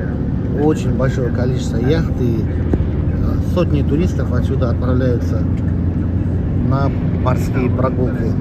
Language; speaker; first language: Russian; native; Russian